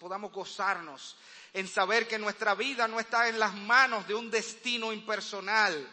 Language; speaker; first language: Spanish; native; Spanish